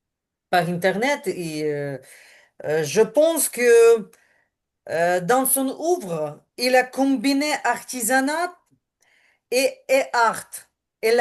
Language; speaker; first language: French; non-native, learner; Ukrainian